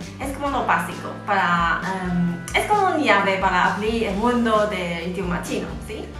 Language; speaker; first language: Spanish; non-native, fluent; Chinese